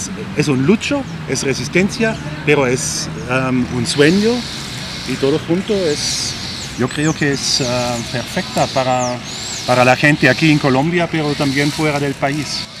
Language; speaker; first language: Spanish; non-native, learner; German